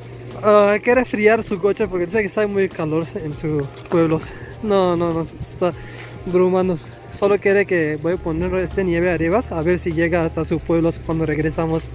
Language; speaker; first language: Spanish; non-native, learner; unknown